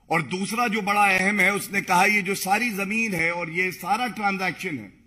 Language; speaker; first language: Hindi; native; Hindi